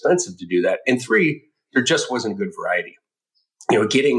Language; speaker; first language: English; native; English